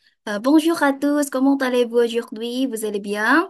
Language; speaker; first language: French; non-native, fluent; Indonesian